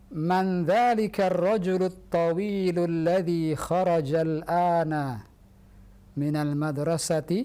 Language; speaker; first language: Arabic; non-native, fluent; Indonesian